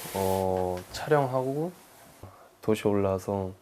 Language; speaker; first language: Korean; native; Korean